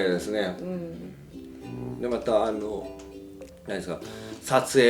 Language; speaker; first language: Japanese; native; Japanese